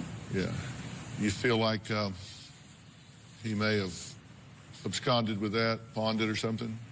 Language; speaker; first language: English; native; English